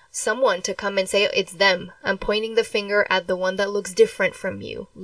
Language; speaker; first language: English; early bilingual, other home language; Spanish